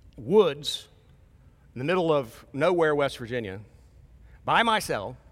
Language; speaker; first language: English; native; English